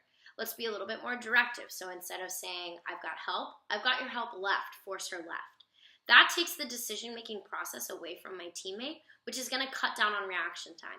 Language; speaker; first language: English; native; English